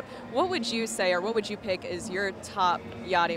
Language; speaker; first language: English; native; English